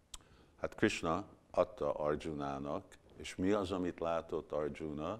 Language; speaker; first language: Hungarian; early bilingual, heritage; Hungarian